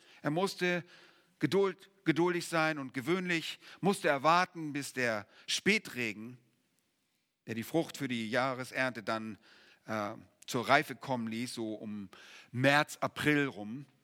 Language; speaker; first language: German; native; German